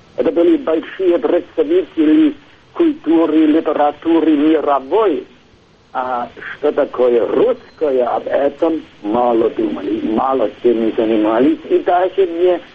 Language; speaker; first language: Russian; non-native, fluent; German